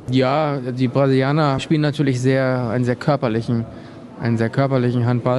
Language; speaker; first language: German; native; German